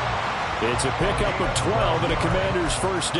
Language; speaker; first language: English; native; English